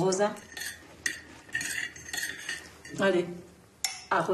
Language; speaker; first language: French; native; French